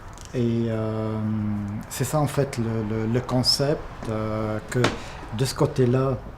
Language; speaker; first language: French; non-native, fluent; Arabic